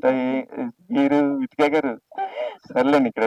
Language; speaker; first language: Telugu; native; Telugu